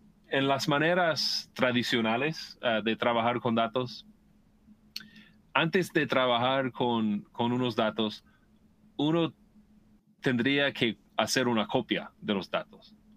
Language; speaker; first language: Spanish; non-native, fluent; English